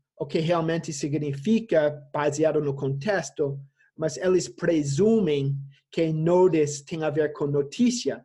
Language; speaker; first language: Portuguese; non-native, fluent; English